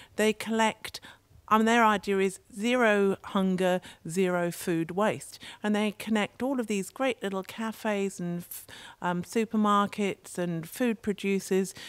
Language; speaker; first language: English; native; English